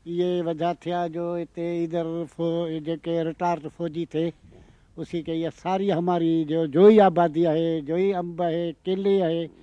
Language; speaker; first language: Urdu; non-native, local second language; Sindhi